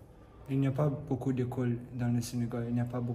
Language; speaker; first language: French; non-native, learner; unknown